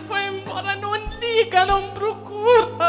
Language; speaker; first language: Portuguese; non-native, local second language; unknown